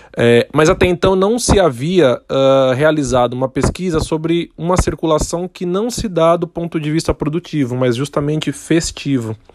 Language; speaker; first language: Portuguese; native; Portuguese